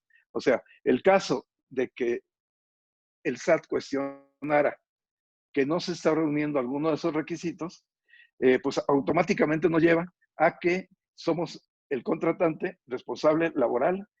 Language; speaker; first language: Spanish; native; Spanish